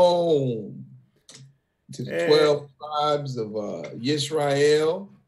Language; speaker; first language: English; native; English